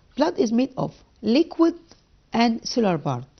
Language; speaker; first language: English; non-native, local second language; Arabic